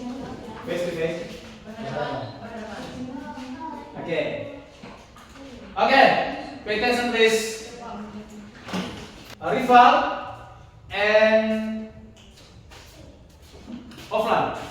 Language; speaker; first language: English; non-native, learner; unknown